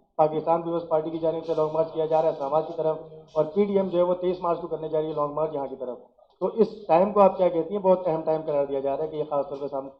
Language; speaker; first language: Urdu; native; Urdu